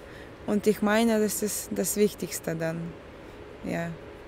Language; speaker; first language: German; non-native, fluent; Lithuanian